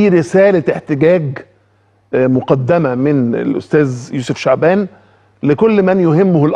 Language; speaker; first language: Arabic; native; Arabic